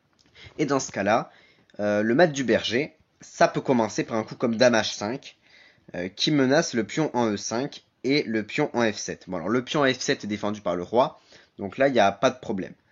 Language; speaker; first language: French; native; French